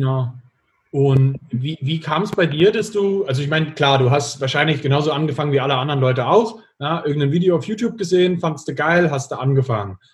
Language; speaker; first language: German; native; German